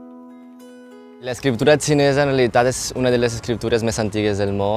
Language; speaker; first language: Catalan; non-native, local second language; Chinese